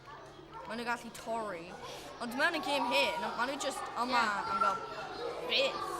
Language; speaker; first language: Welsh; non-native, local second language; English